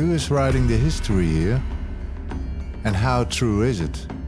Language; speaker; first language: English; non-native, fluent; Dutch